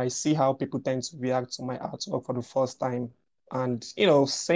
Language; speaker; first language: English; non-native, local second language; Igbo